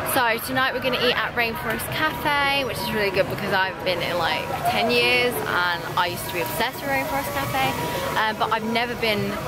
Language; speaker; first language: English; native; English